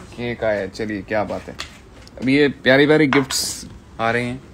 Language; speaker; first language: Hindi; non-native, local second language; Marathi